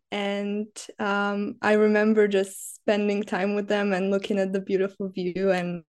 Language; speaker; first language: English; non-native, fluent; Slovak